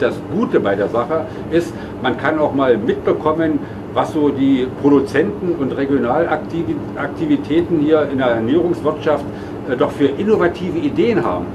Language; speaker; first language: German; native; German